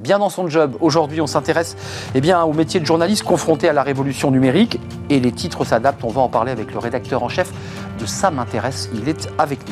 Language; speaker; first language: French; native; French